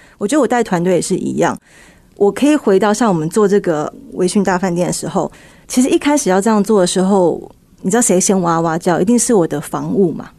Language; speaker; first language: Chinese; early bilingual, heritage; Chinese